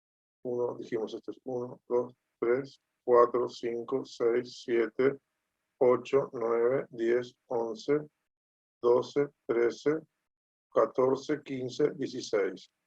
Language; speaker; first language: Spanish; native; Spanish